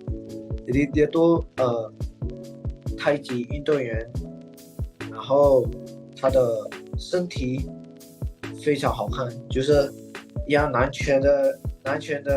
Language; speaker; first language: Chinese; non-native, learner; Indonesian